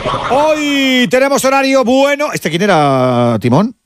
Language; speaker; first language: Spanish; native; Spanish